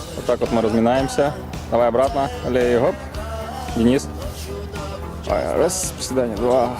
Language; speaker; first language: Russian; native; Russian